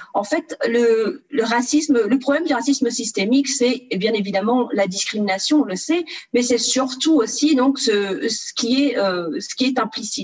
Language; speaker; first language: French; early bilingual, other home language; Portuguese